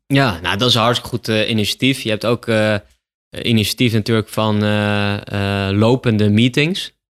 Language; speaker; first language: Dutch; native; Dutch